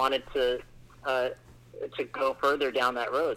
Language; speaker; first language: English; native; English